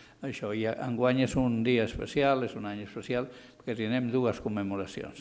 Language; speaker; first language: Catalan; native; Catalan